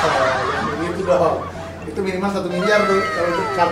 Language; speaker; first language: Indonesian; native; Indonesian